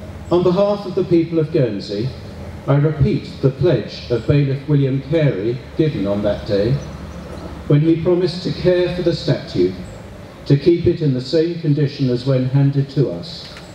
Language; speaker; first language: English; native; English